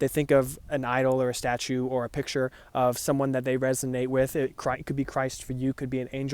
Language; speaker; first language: English; native; English